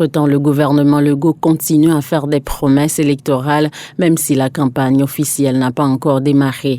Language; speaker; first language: French; native; French